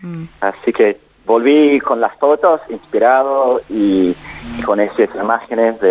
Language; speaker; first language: Spanish; non-native, fluent; English